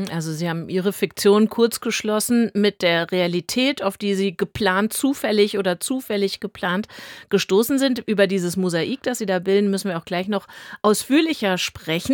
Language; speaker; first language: German; native; German